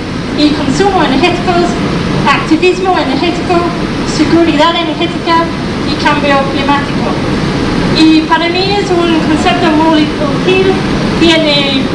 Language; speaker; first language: Spanish; non-native, fluent; English